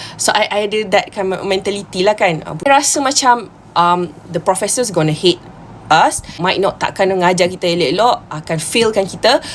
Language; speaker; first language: Malay; native; Malay